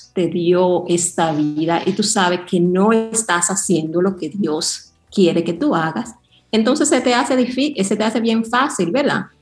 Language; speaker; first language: Spanish; early bilingual, heritage; Spanish